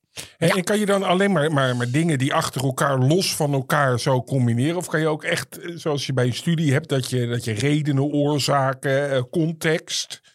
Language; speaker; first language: Dutch; native; Dutch